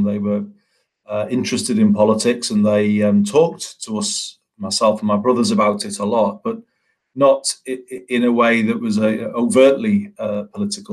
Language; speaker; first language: English; native; English